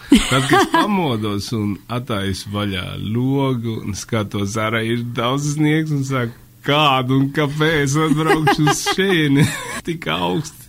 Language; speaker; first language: Latvian; non-native, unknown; Spanish